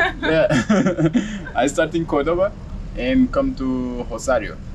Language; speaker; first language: English; non-native, learner; Portuguese